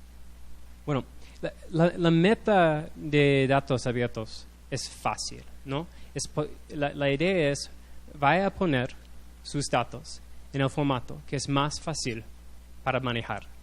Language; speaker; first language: Spanish; non-native, learner; English